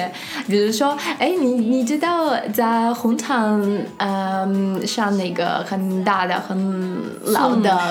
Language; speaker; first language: Chinese; non-native, fluent; Russian